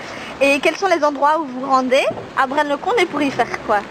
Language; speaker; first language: French; native; French